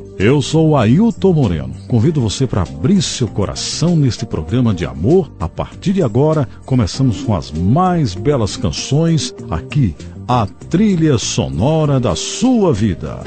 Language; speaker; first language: Portuguese; native; Portuguese